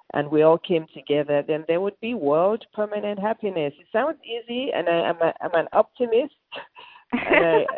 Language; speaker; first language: English; non-native, local second language; Yoruba